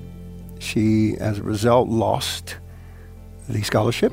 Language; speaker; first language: English; early bilingual, other home language; Spanish